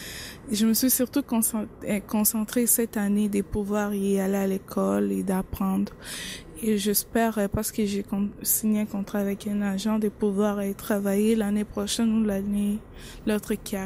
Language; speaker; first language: French; non-native, local second language; Lingala